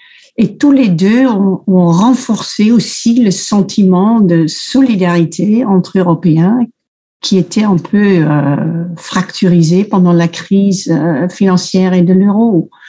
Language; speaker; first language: French; non-native, fluent; Dutch